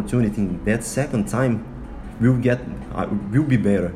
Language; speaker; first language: English; non-native, learner; Portuguese